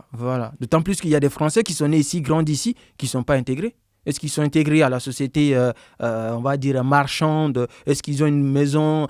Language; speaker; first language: French; non-native, local second language; Bambara